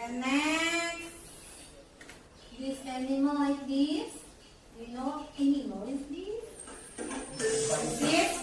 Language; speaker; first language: English; non-native, learner; Indonesian